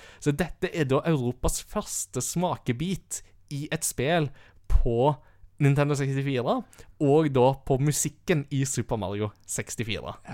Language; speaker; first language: Norwegian; early bilingual, heritage; Norwegian